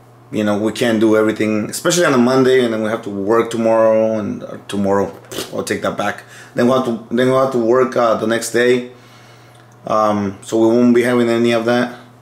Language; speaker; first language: English; early bilingual, other home language; Spanish